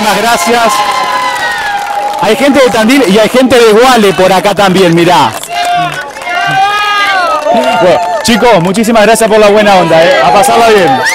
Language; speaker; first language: Spanish; native; Spanish